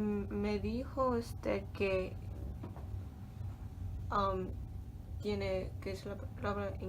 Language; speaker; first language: Spanish; non-native, learner; English